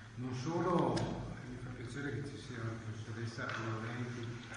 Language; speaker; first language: Italian; native; Italian